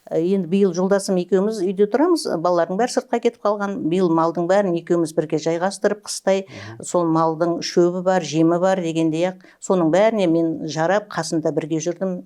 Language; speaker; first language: Kazakh; native; Kazakh